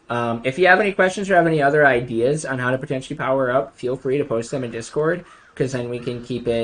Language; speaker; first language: English; native; English